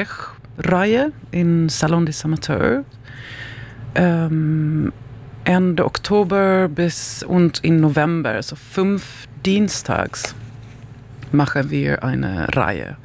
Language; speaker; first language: German; non-native, learner; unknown